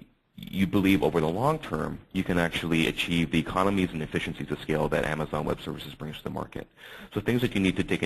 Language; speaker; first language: English; native; English